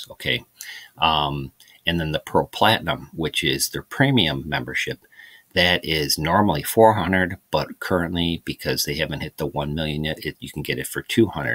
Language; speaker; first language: English; native; English